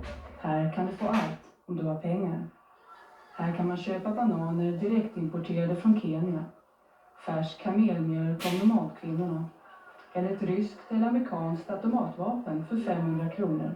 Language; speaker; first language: Swedish; native; Swedish